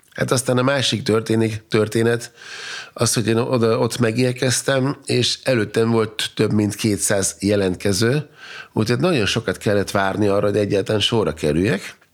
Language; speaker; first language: Hungarian; non-native, fluent; German